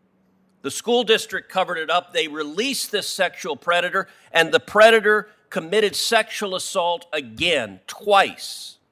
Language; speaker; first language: English; native; English